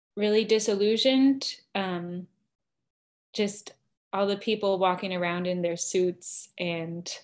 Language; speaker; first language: English; native; English